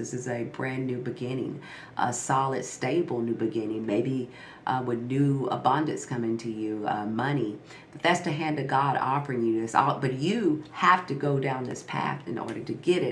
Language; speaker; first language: English; native; English